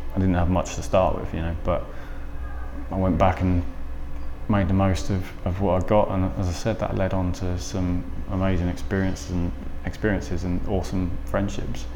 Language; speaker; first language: English; native; English